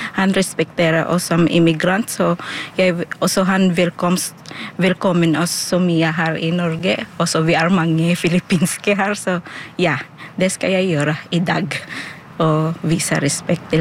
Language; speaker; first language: Norwegian; non-native, learner; Filipino